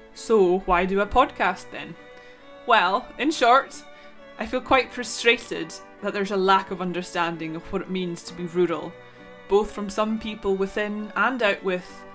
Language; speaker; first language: English; non-native, local second language; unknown